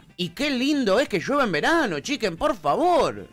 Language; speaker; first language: Spanish; native; Spanish